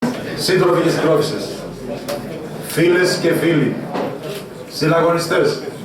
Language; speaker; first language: Greek; native; Greek